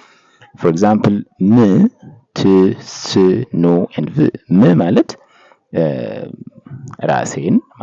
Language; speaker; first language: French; non-native, fluent; Amharic